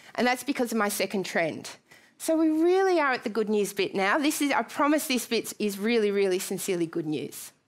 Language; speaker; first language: English; native; English